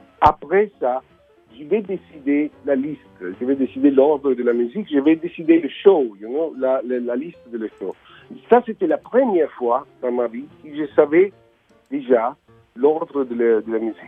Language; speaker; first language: French; non-native, learner; Italian